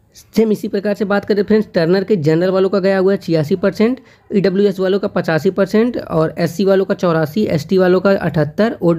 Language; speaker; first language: Hindi; native; Hindi